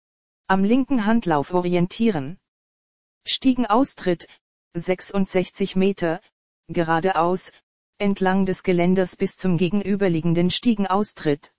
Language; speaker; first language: German; native; German